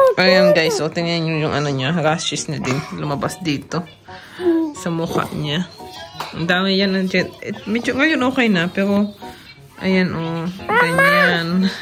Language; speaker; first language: Filipino; non-native, local second language; Cebuano